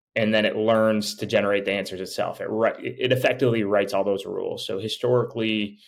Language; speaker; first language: English; native; English